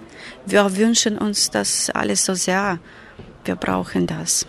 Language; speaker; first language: German; non-native, fluent; Ukrainian